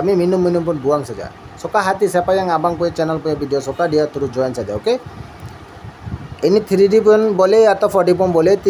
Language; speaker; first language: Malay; non-native, learner; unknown